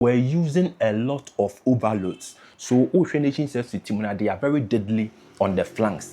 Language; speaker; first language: English; non-native, local second language; Akan